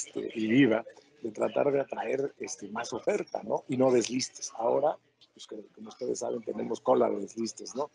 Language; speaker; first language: Spanish; native; Spanish